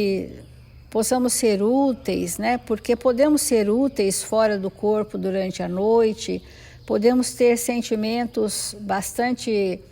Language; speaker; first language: Portuguese; native; Portuguese